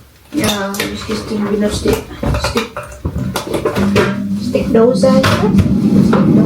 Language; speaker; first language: German; non-native, learner; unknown